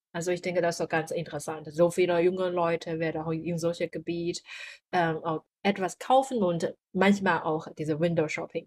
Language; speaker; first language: German; non-native, learner; Chinese